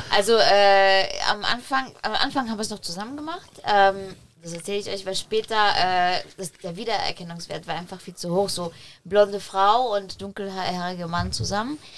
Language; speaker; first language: German; early bilingual, other home language; Polish